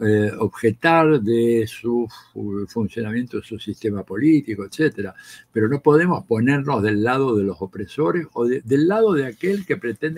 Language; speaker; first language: Spanish; native; Spanish